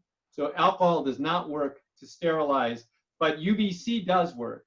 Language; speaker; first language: English; native; English